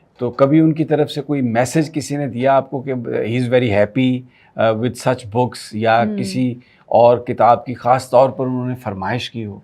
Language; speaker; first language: Urdu; native; Urdu